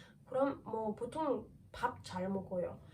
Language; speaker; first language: Korean; non-native, learner; French